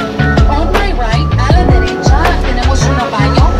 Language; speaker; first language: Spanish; non-native, learner; Greek